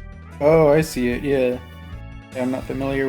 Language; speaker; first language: English; native; English